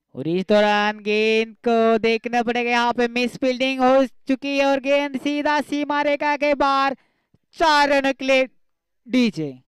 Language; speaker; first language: Hindi; non-native, local second language; Marathi